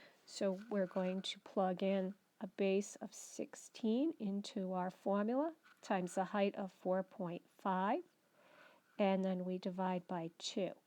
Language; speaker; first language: English; native; English